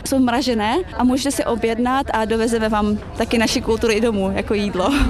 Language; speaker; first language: Czech; early bilingual, other home language; Chechen